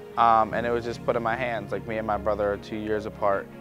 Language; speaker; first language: English; native; English